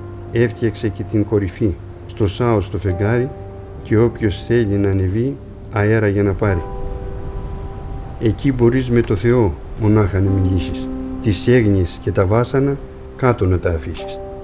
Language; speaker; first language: Greek; native; Greek